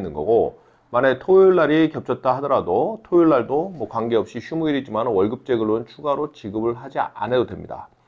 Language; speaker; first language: Korean; native; Korean